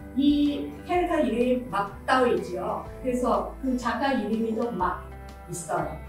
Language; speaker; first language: Korean; non-native, learner; Chinese